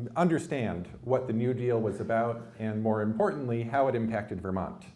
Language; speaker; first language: English; native; English